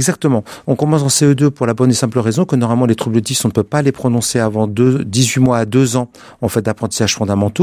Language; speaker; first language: French; native; French